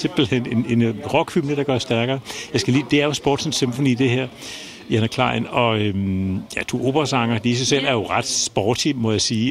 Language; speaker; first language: Danish; native; Danish